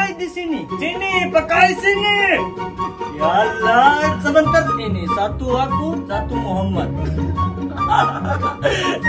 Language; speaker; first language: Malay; non-native, learner; Urdu